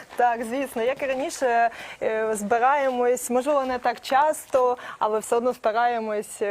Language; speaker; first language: Ukrainian; native; Ukrainian